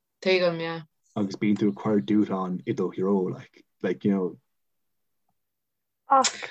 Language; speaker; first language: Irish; non-native, local second language; English